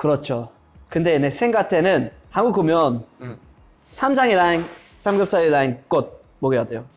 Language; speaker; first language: Korean; non-native, fluent; English